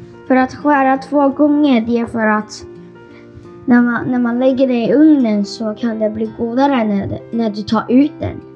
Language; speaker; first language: Swedish; non-native, learner; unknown